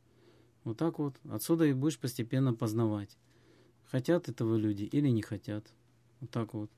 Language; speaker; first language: Russian; native; Russian